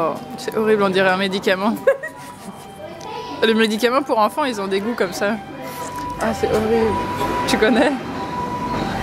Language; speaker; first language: French; native; French